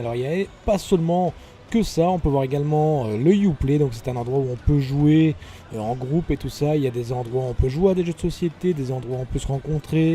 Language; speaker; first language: French; native; French